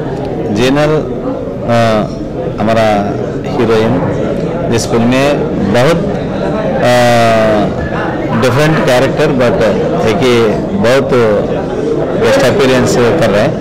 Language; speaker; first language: Hindi; non-native, local second language; Telugu